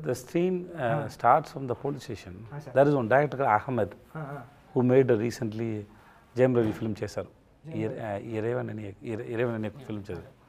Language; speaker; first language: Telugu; non-native, learner; Tamil